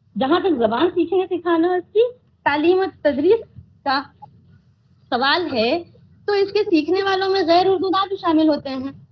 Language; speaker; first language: Urdu; native; Urdu